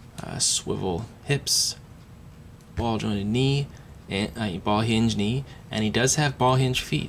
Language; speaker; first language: English; native; English